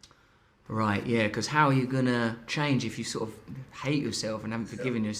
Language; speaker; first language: English; native; English